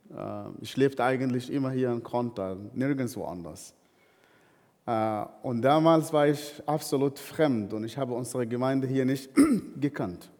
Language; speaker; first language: German; non-native, fluent; Arabic